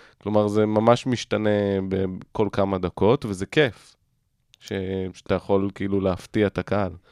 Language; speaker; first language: Hebrew; native; Hebrew